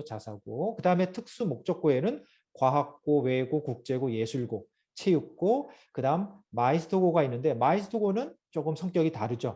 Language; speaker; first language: Korean; native; Korean